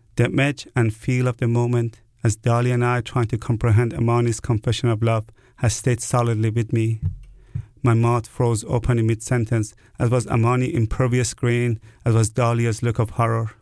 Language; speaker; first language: English; non-native, fluent; Persian